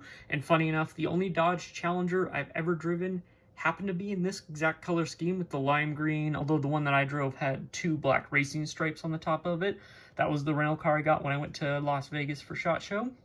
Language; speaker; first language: English; native; English